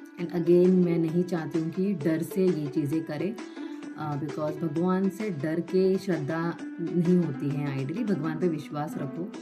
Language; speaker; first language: Hindi; non-native, local second language; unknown